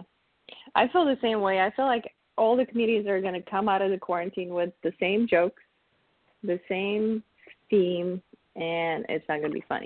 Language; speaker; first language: English; non-native, fluent; Russian